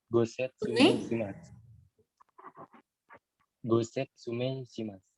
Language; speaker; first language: Japanese; non-native, learner; Indonesian